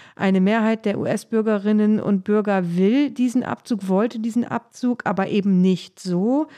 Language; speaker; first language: German; native; German